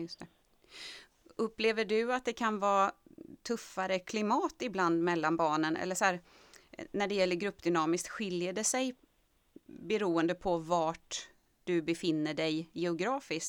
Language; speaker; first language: Swedish; native; Swedish